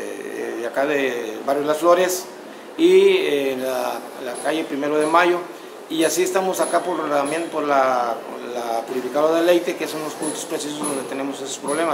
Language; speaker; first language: Spanish; native; Spanish